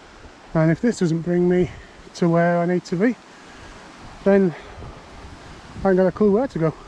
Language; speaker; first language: English; native; English